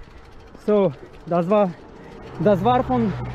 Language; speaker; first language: German; non-native, learner; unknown